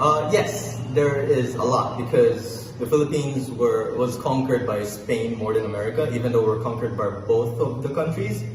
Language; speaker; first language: English; non-native, local second language; Filipino